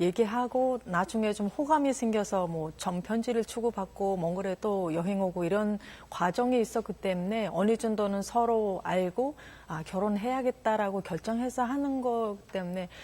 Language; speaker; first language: Korean; non-native, fluent; Mongolian